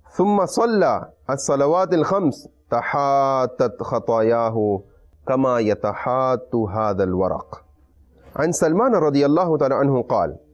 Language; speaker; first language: Arabic; non-native, fluent; Urdu